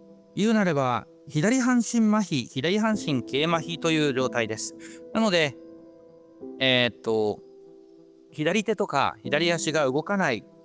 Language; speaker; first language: Japanese; native; Japanese